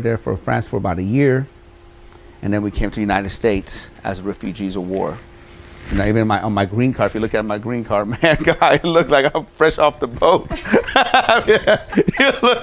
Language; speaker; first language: English; early bilingual, other home language; Persian